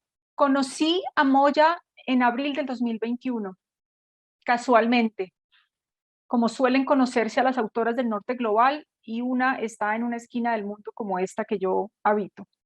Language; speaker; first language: Spanish; native; Spanish